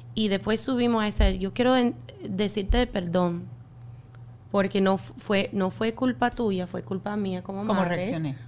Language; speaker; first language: Spanish; non-native, fluent; English